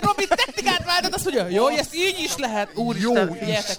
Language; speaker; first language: Hungarian; native; Hungarian